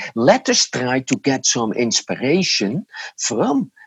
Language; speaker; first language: English; non-native, fluent; Dutch